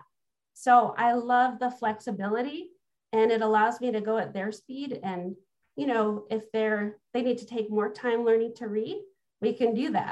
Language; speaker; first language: English; native; English